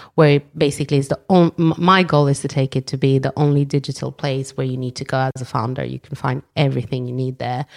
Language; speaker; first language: English; early bilingual, other home language; Romanian